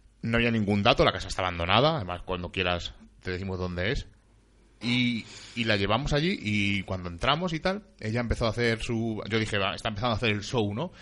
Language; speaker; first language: Spanish; native; Spanish